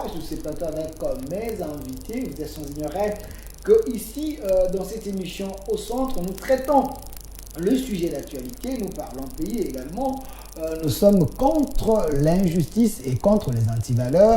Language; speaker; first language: French; non-native, local second language; Lingala